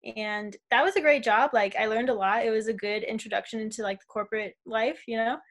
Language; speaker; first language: English; native; English